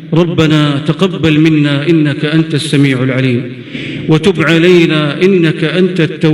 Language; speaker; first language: Arabic; native; Arabic